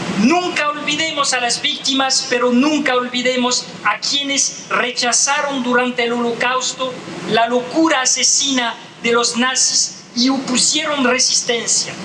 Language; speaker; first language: Spanish; non-native, fluent; French